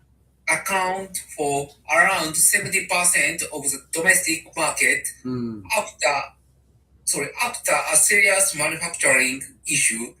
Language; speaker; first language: English; non-native, learner; Japanese